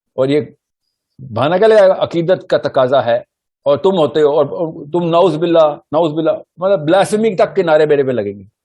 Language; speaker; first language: Urdu; early bilingual, heritage; Urdu